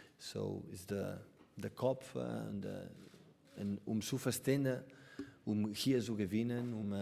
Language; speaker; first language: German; non-native, learner; Catalan